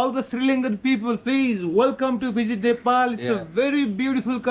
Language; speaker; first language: English; non-native, fluent; Nepali